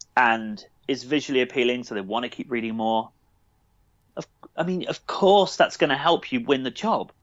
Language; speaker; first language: English; native; English